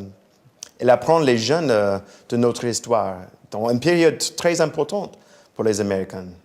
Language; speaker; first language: French; non-native, fluent; English